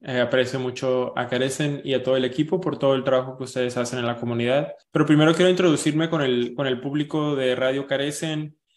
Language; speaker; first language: Spanish; early bilingual, heritage; Spanish